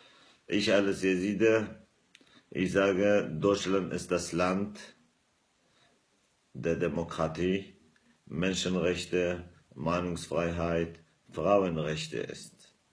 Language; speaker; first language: German; non-native, fluent; Kurdish